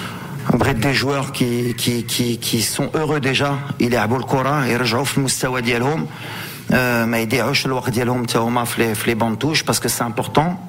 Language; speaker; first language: French; non-native, local second language; Arabic